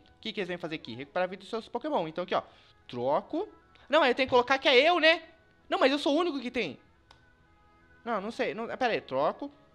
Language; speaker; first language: Portuguese; native; Portuguese